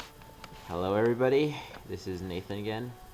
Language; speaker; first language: English; native; English